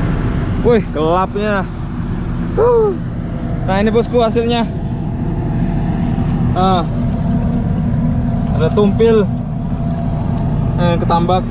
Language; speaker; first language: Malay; non-native, local second language; Javanese